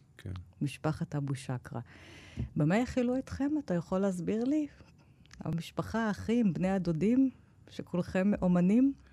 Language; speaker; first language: Hebrew; native; Hebrew